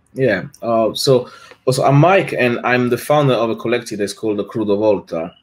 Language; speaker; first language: English; non-native, fluent; French